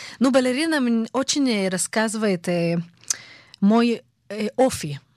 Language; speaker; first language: Russian; early bilingual, heritage; Hebrew